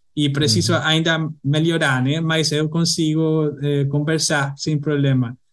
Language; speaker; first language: Portuguese; non-native, fluent; Spanish